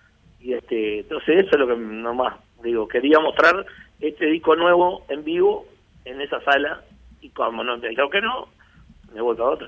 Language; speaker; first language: Spanish; native; Spanish